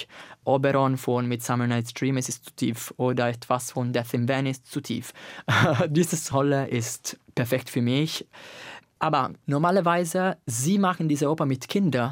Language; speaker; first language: German; non-native, learner; Italian